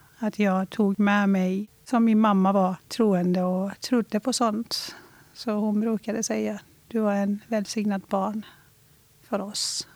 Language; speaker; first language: Swedish; non-native, fluent; Persian